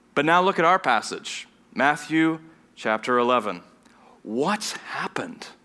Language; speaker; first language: English; non-native, fluent; German